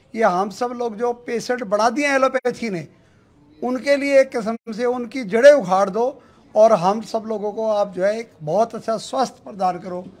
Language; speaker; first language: Hindi; native; Hindi